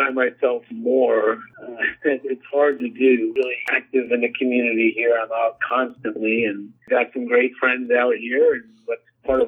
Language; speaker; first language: English; native; English